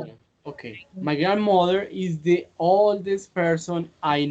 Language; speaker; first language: English; non-native, fluent; Spanish